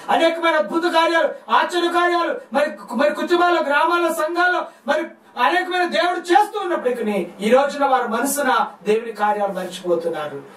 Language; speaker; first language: Telugu; non-native, local second language; Lambadi